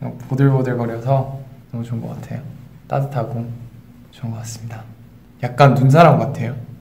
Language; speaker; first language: Korean; early bilingual, other home language; English